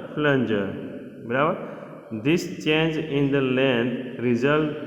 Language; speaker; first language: English; non-native, local second language; Gujarati